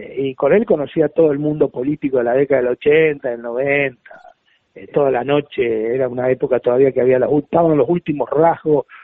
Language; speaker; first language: Spanish; native; Spanish